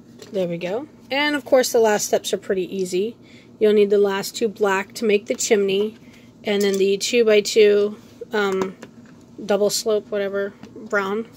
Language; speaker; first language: English; native; English